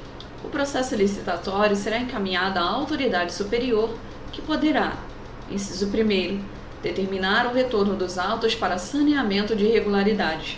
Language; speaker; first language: Portuguese; native; Portuguese